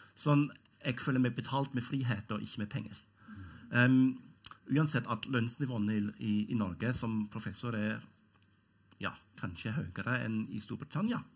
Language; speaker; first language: Norwegian; non-native, fluent; German